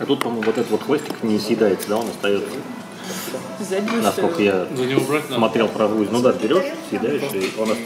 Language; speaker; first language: Russian; native; Russian